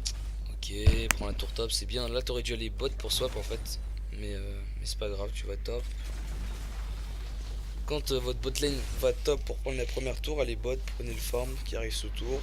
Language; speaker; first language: French; native; French